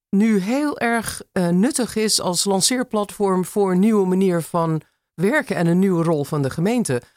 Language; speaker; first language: Dutch; non-native, fluent; English